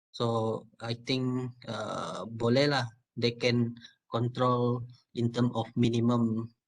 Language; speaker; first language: English; non-native, local second language; Malay